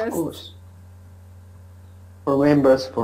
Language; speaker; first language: English; non-native, learner; Arabic